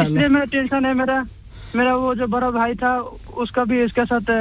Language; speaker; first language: Hindi; non-native, fluent; Bangla